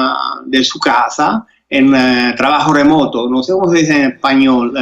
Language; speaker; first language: Spanish; non-native, fluent; Italian